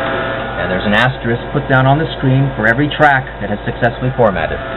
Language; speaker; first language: English; native; English